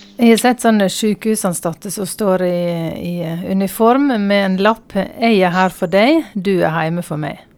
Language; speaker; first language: Norwegian; native; Norwegian